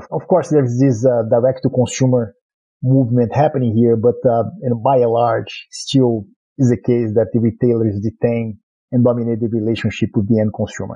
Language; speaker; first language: English; non-native, fluent; Portuguese